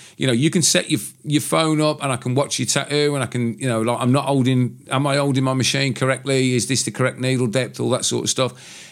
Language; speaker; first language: English; native; English